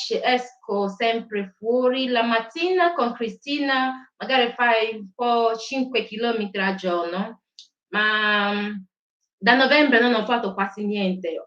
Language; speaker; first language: Italian; non-native, learner; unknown